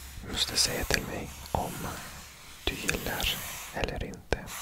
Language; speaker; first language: Swedish; non-native, learner; English